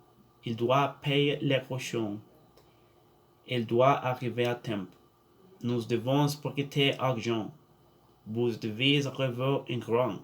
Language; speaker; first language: French; non-native, learner; Spanish